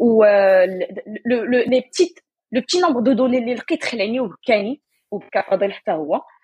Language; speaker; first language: French; non-native, local second language; Arabic